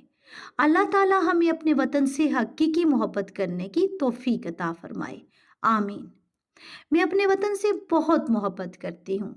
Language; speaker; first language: Urdu; native; Urdu